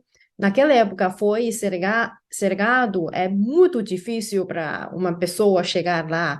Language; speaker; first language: Portuguese; non-native, fluent; Chinese